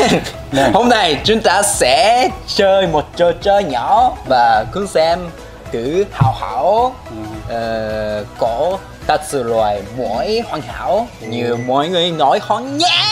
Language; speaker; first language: Vietnamese; non-native, learner; Japanese